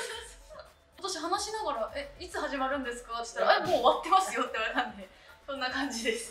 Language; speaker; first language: Japanese; native; Japanese